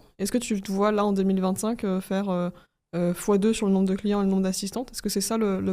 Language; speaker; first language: French; native; French